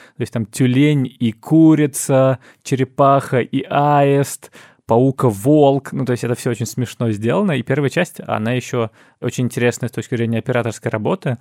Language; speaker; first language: Russian; native; Russian